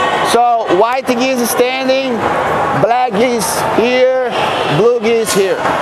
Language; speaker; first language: English; non-native, fluent; Portuguese